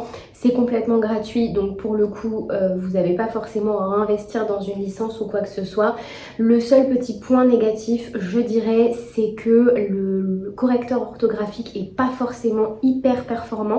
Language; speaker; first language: French; native; French